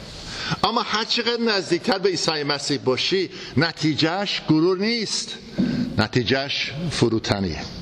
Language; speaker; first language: Persian; non-native, fluent; English